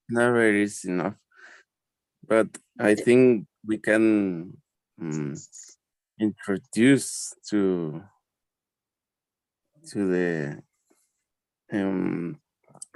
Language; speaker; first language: English; non-native, learner; Spanish